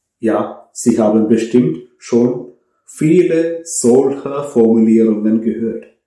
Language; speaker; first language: German; non-native, fluent; Malayalam